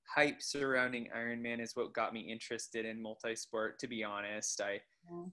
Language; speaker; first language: English; native; English